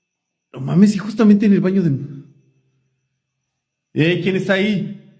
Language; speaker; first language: Spanish; native; Spanish